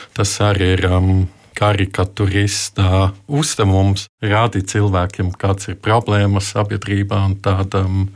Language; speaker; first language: Latvian; non-native, fluent; German